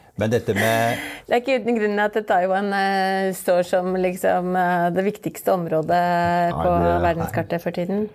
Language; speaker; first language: Norwegian; native; Norwegian